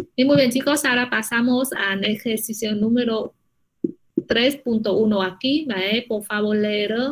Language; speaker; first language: Spanish; non-native, fluent; Vietnamese